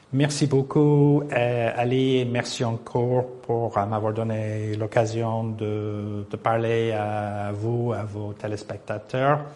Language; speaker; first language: French; non-native, fluent; English